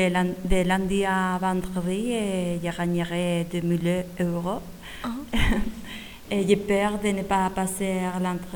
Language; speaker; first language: French; non-native, learner; Spanish